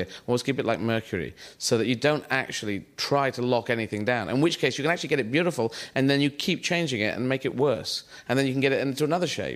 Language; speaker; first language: English; native; English